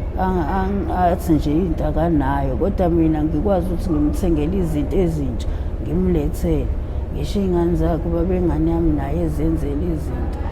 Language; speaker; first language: Zulu; native; Zulu